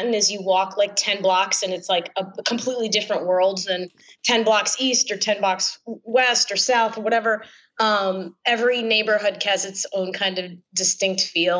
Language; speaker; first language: English; native; English